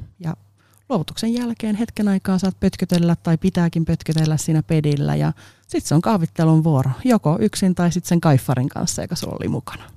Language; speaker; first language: Finnish; non-native, local second language; Swedish